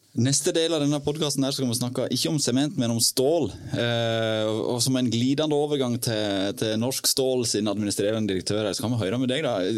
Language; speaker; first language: Norwegian; native; Norwegian